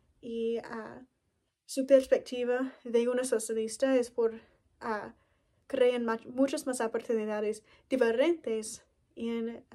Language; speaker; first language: Spanish; non-native, learner; English